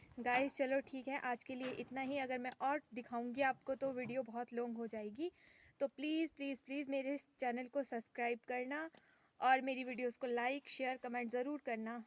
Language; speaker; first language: Hindi; native; Hindi